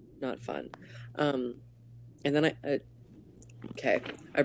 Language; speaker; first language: English; native; English